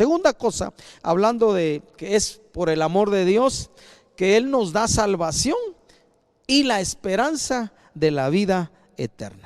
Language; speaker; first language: Spanish; native; Spanish